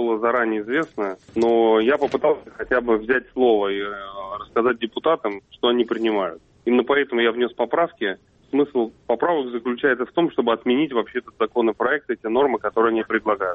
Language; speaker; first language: Russian; native; Russian